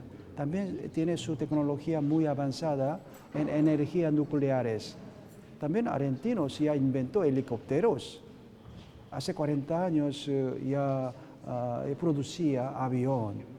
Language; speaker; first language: Spanish; non-native, learner; Korean